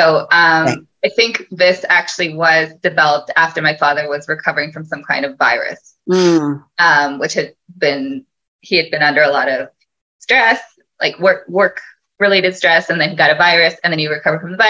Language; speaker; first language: English; native; English